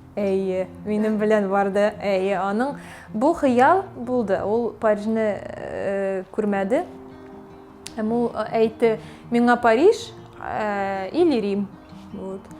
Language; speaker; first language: Tatar; non-native, local second language; Russian